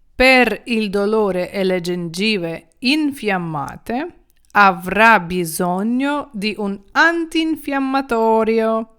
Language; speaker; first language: Italian; non-native, fluent; Ukrainian